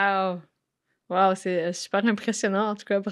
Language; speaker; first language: French; native; French